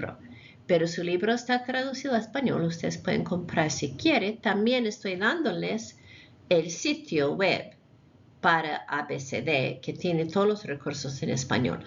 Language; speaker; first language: Spanish; non-native, fluent; English